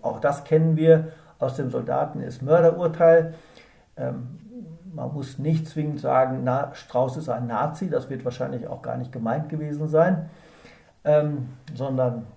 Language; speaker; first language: German; native; German